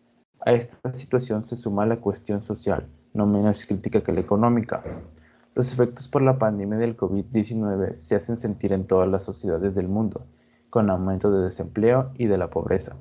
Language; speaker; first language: Spanish; native; Spanish